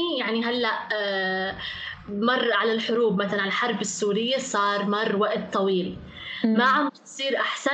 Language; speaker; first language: Arabic; native; Arabic